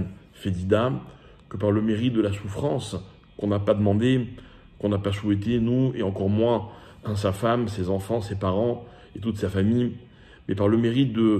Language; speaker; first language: French; native; French